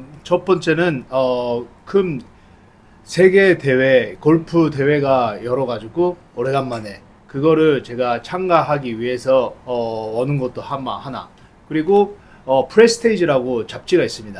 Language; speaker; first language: Korean; early bilingual, heritage; Japanese